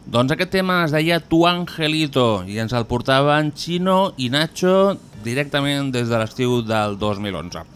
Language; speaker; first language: Catalan; native; Catalan